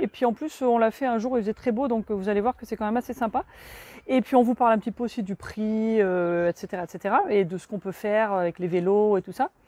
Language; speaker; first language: French; native; French